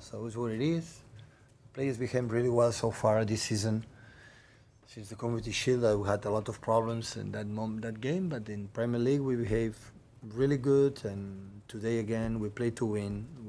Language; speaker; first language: English; non-native, fluent; Catalan